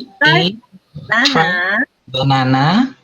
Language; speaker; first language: English; non-native, fluent; Indonesian